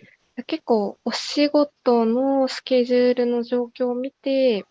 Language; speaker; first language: Japanese; native; Japanese